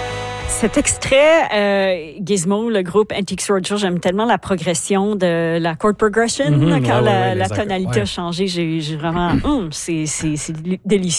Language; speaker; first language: French; native; French